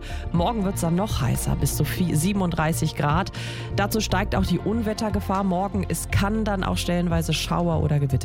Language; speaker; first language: German; native; German